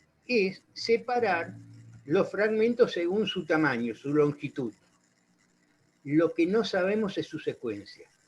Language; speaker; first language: Spanish; native; Spanish